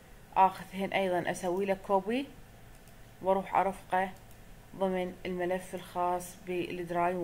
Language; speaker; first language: Arabic; native; Arabic